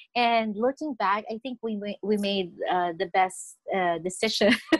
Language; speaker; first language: English; non-native, local second language; Filipino